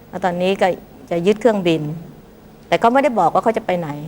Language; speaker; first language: Thai; native; Thai